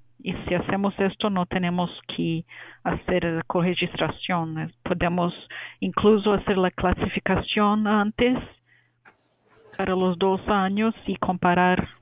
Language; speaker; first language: Spanish; non-native, fluent; Portuguese